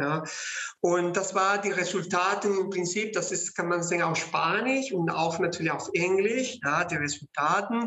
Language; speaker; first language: German; non-native, fluent; Spanish